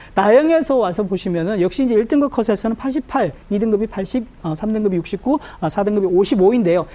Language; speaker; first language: Korean; native; Korean